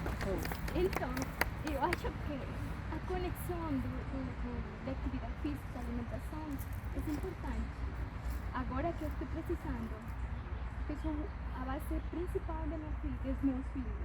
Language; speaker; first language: Portuguese; non-native, fluent; Spanish